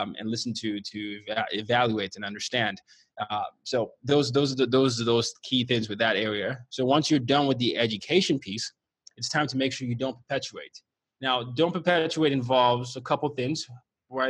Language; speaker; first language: English; non-native, local second language; Yoruba